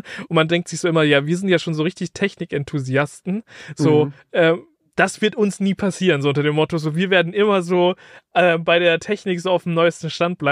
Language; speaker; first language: German; native; German